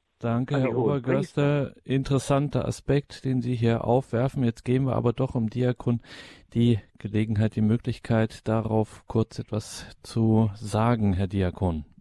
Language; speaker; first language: German; native; German